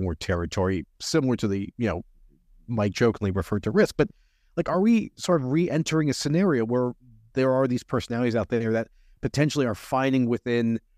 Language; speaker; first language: English; early bilingual, other home language; Hindi